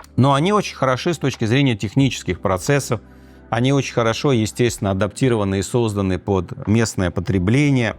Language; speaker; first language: Russian; native; Russian